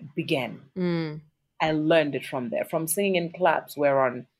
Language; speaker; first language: English; non-native, local second language; Northern Sotho